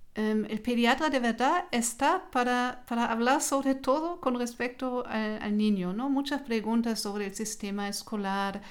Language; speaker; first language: Spanish; non-native, fluent; German